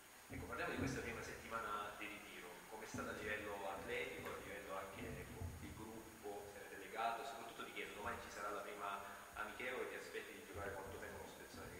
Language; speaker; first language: Italian; native; Italian